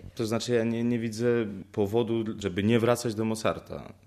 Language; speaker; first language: Polish; early bilingual, other home language; Ukrainian